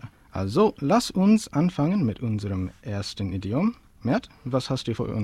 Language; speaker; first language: German; non-native, learner; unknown